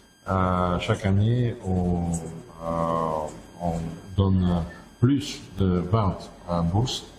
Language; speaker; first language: French; non-native, fluent; Russian